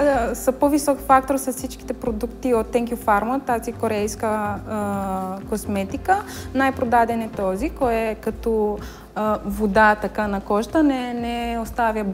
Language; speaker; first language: Bulgarian; non-native, learner; Romanian